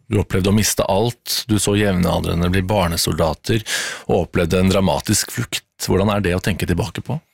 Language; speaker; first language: Norwegian; native; Norwegian